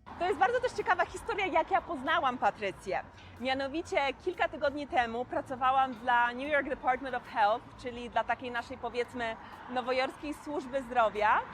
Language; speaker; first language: Polish; native; Polish